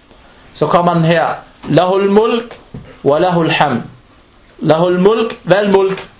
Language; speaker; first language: Danish; non-native, local second language; Arabic